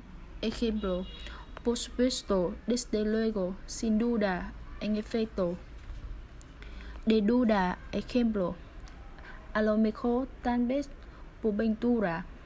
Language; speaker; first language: Spanish; non-native, learner; Vietnamese